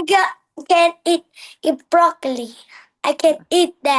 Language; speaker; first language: English; non-native, learner; Vietnamese